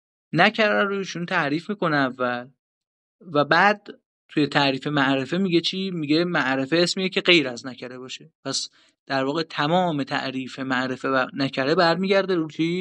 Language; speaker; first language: Persian; native; Persian